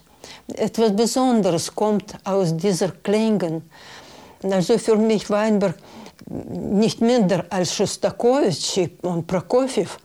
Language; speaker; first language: German; non-native, fluent; Russian